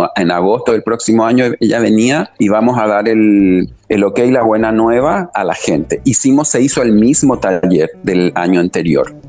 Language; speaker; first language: Spanish; native; Spanish